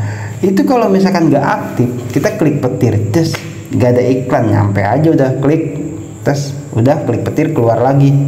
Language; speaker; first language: Indonesian; native; Indonesian